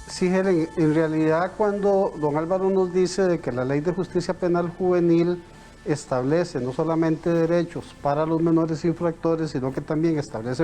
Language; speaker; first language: Spanish; native; Spanish